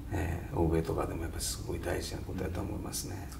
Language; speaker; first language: Japanese; native; Japanese